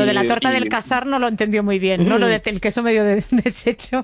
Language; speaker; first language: Spanish; native; Spanish